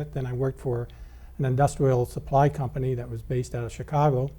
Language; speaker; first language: English; native; English